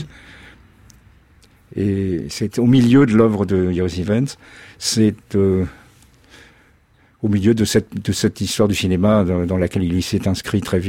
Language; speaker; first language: French; native; French